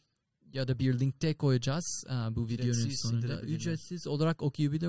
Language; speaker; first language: Turkish; non-native, fluent; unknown